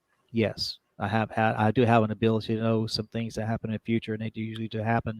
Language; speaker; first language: English; native; English